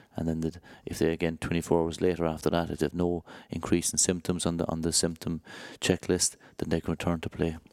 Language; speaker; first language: English; native; English